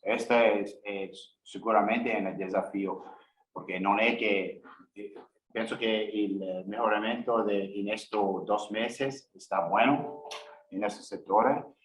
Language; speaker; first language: Spanish; non-native, learner; English